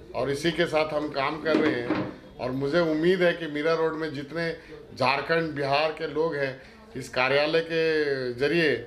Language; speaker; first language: Hindi; native; Hindi